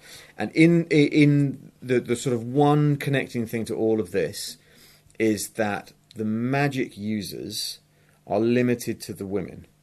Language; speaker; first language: English; native; English